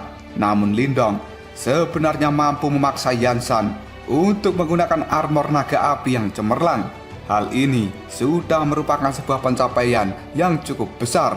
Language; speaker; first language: Indonesian; native; Indonesian